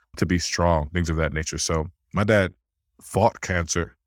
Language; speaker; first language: English; early bilingual, other home language; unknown